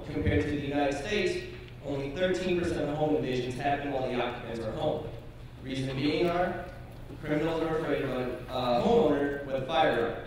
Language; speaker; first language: English; native; English